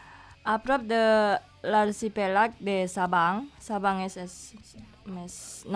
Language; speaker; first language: Catalan; non-native, fluent; Indonesian